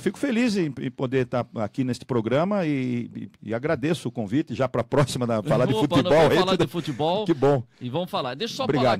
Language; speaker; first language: Portuguese; native; Portuguese